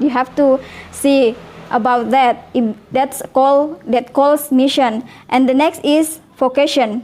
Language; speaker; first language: English; non-native, fluent; Indonesian